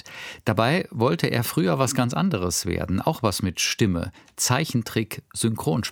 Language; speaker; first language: German; native; German